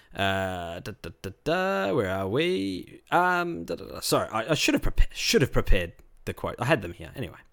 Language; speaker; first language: English; native; English